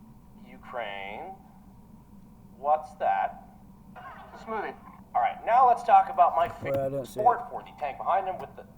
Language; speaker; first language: English; native; English